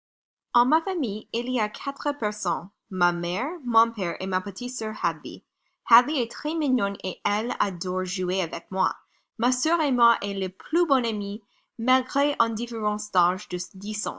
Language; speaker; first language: French; non-native, learner; English